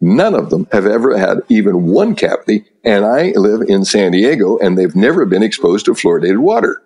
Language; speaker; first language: English; native; English